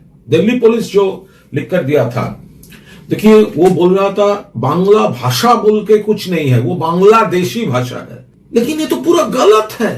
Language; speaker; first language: Hindi; non-native, local second language; Bangla